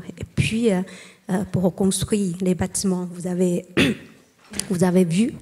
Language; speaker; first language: French; non-native, learner; Chinese